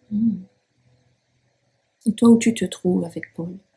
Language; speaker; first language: French; native; French